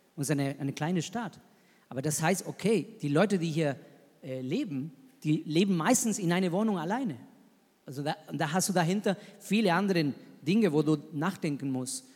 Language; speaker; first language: German; non-native, fluent; Spanish